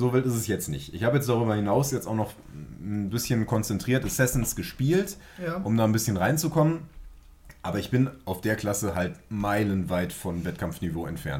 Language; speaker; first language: German; native; German